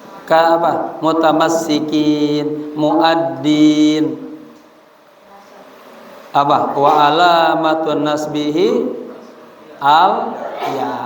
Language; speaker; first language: Arabic; non-native, fluent; Indonesian